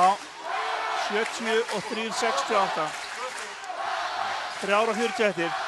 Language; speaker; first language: Icelandic; native; Icelandic